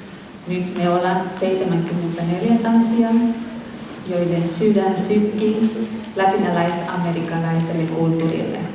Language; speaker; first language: Finnish; non-native, fluent; Spanish